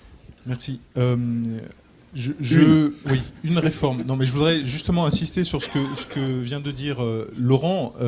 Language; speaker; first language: French; native; French